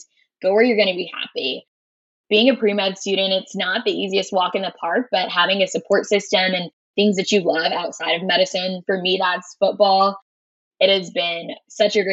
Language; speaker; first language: English; native; English